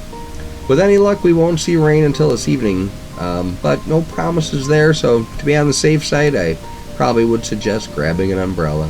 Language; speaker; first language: English; native; English